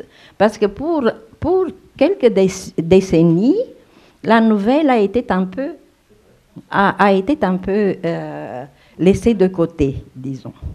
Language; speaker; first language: French; non-native, fluent; Romanian